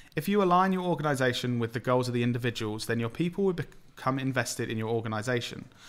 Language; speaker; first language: English; native; English